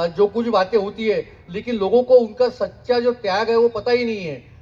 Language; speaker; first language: Hindi; non-native, local second language; Marathi